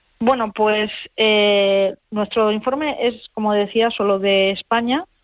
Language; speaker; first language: Spanish; native; Spanish